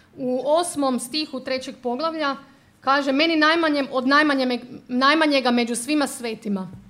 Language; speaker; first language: Croatian; native; Croatian